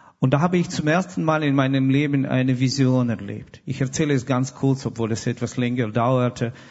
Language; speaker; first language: German; non-native, fluent; Russian